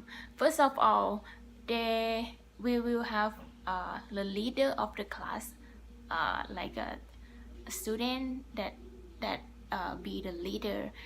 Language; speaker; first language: English; non-native, learner; Thai